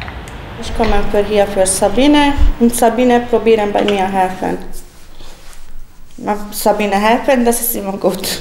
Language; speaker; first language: German; non-native, learner; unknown